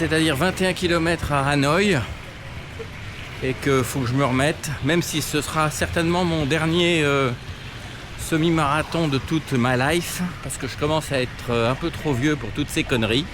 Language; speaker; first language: French; native; French